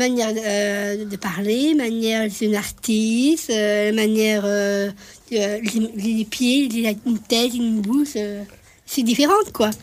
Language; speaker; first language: French; native; French